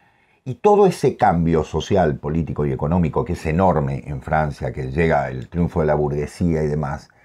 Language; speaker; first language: Spanish; native; Spanish